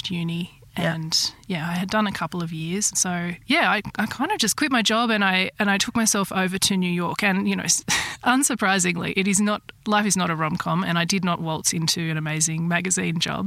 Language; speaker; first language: English; native; English